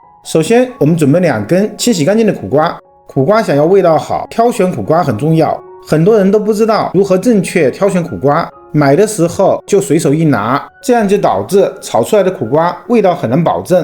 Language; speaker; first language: Chinese; native; Chinese